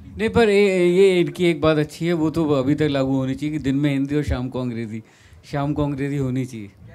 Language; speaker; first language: Hindi; native; Hindi